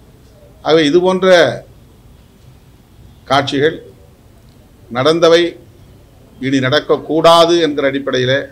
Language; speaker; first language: Tamil; native; Tamil